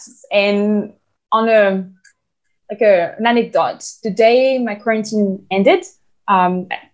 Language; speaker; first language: English; non-native, fluent; French